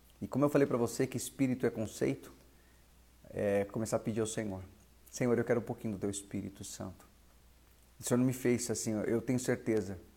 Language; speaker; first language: Portuguese; native; Portuguese